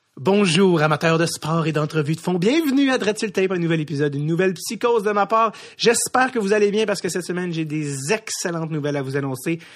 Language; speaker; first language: French; native; French